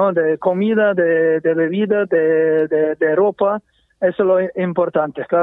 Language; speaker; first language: Spanish; non-native, fluent; Ukrainian